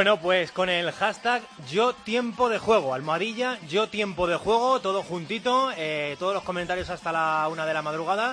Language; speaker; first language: Spanish; native; Spanish